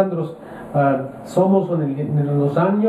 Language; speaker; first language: Spanish; non-native, learner; Italian